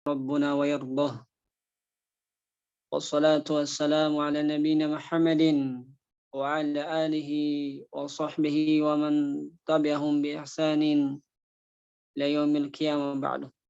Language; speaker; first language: Arabic; non-native, fluent; Indonesian